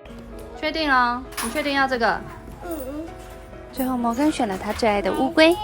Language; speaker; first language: Chinese; native; Chinese